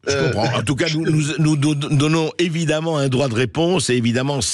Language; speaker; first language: French; native; French